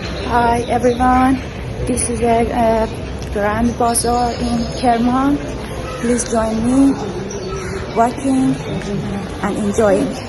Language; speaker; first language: English; non-native, local second language; Persian